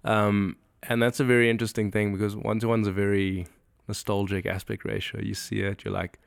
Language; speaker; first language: English; native; English